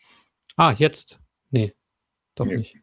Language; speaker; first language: German; native; German